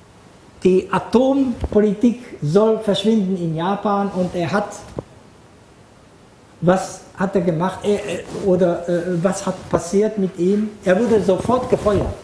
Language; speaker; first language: German; non-native, fluent; Japanese